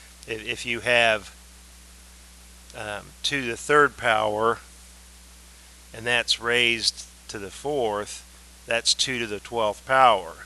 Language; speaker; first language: English; native; English